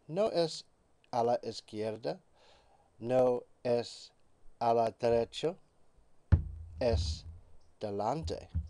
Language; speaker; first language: Spanish; non-native, learner; English